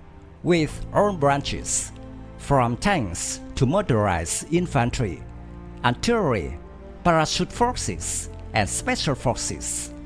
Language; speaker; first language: English; non-native, fluent; Vietnamese